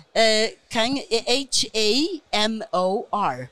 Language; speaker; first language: English; non-native, fluent; Portuguese